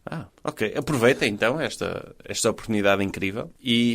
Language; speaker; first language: Portuguese; native; Portuguese